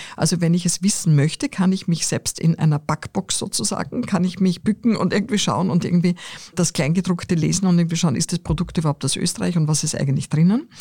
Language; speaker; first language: German; native; German